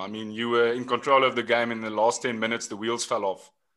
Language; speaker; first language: English; non-native, local second language; Afrikaans